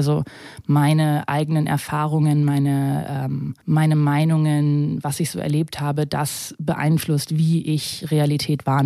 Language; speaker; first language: German; native; German